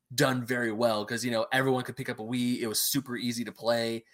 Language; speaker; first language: English; native; English